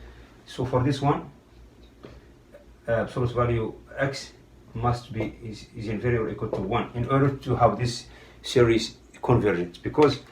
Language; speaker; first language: English; non-native, fluent; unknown